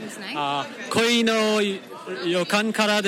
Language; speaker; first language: Japanese; non-native, learner; English